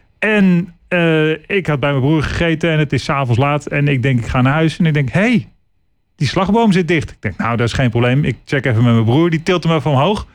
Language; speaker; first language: Dutch; native; Dutch